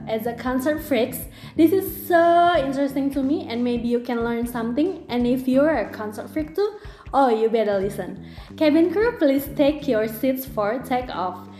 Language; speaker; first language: English; non-native, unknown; Indonesian